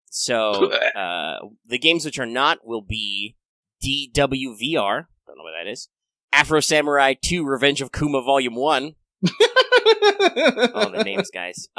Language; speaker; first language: English; native; English